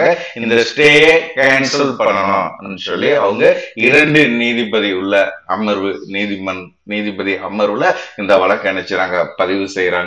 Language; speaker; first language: Tamil; native; Tamil